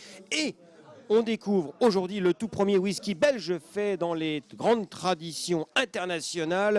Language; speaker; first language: French; native; French